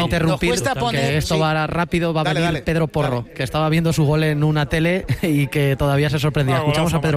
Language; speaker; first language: Spanish; native; Spanish